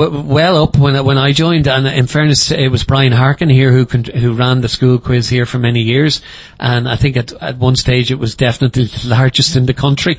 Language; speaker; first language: English; native; English